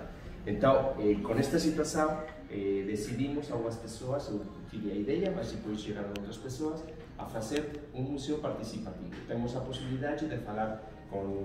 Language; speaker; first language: Portuguese; non-native, fluent; Spanish